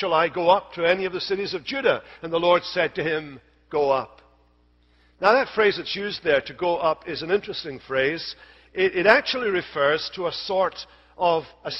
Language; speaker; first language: English; native; English